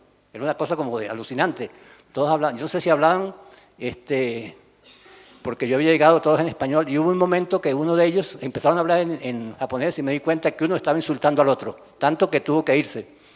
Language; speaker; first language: Spanish; native; Spanish